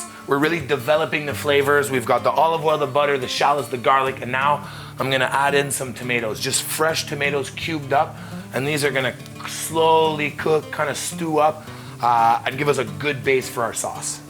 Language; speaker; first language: English; native; English